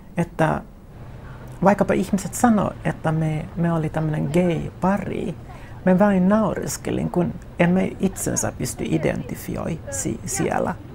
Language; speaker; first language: Finnish; non-native, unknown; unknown